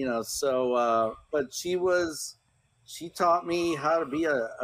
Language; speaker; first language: English; early bilingual, other home language; Spanish